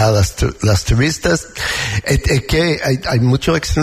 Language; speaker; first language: Spanish; non-native, learner; English